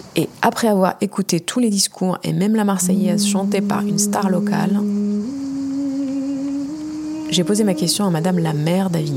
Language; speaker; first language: French; non-native, fluent; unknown